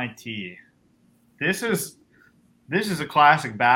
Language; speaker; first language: English; native; English